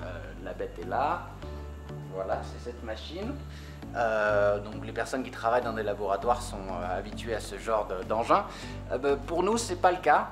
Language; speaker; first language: French; native; French